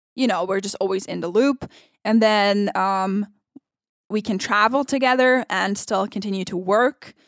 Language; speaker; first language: English; non-native, fluent; Italian